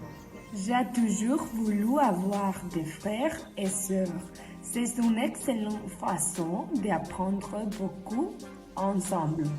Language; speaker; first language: French; non-native, learner; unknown